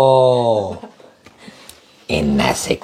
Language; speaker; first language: Indonesian; non-native, learner; Spanish